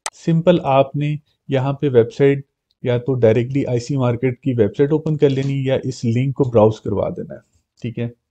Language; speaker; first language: Urdu; non-native, local second language; Punjabi